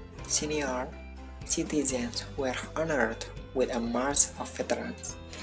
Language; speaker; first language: English; non-native, learner; Indonesian